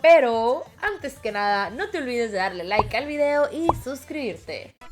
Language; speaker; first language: Spanish; native; Spanish